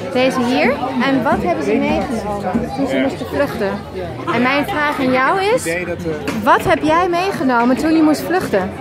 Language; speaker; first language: Dutch; non-native, fluent; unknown